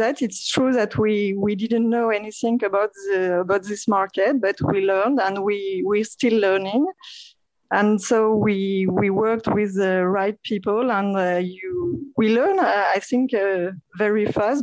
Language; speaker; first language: English; non-native, learner; French